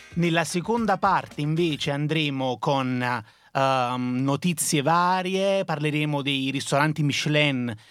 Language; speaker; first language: Italian; native; Italian